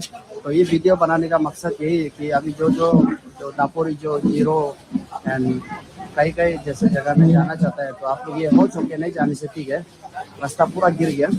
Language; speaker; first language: Hindi; non-native, local second language; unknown